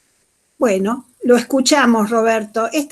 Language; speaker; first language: Spanish; native; Spanish